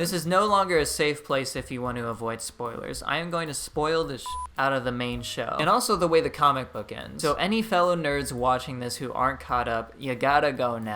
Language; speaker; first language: English; native; English